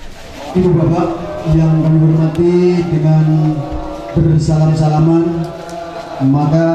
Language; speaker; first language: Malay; non-native, local second language; Javanese